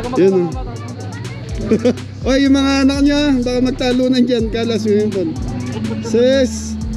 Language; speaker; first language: Filipino; non-native, local second language; Pampanga